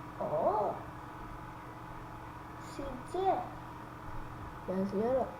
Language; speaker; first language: Turkish; non-native, learner; Azerbaijani